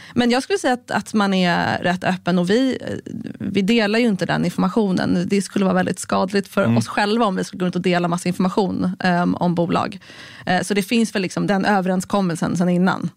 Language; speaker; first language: Swedish; early bilingual, other home language; French